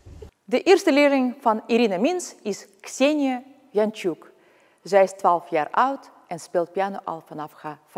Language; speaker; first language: Dutch; non-native, fluent; Russian